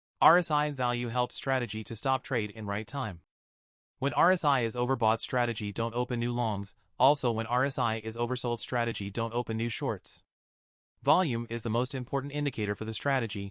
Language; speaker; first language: English; non-native, fluent; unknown